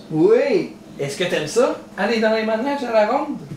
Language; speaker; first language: French; native; French